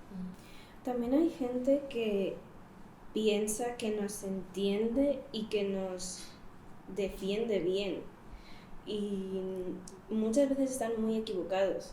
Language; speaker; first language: Spanish; early bilingual, other home language; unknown